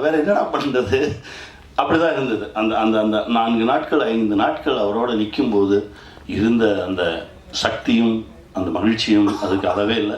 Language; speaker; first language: Tamil; native; Tamil